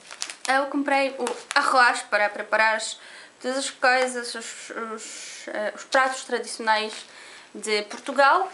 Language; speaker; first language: Portuguese; non-native, learner; Polish